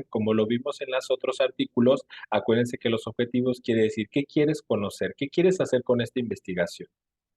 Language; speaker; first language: Spanish; native; Spanish